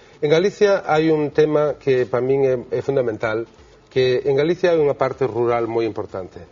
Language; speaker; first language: Galician; non-native, local second language; Spanish